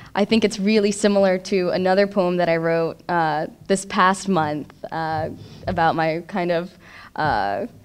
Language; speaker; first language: English; native; English